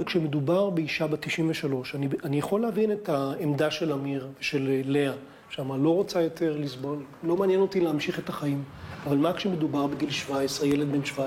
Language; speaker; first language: Hebrew; native; Hebrew